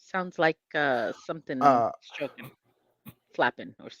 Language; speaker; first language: English; native; English